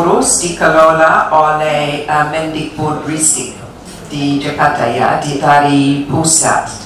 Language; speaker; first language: Indonesian; non-native, fluent; English